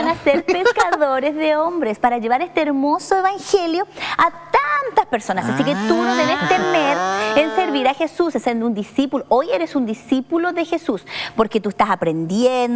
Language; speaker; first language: Spanish; native; Spanish